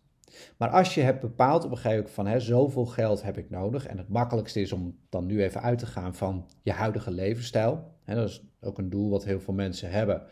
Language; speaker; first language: Dutch; native; Dutch